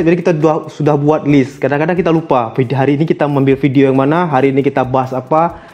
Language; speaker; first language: Indonesian; native; Indonesian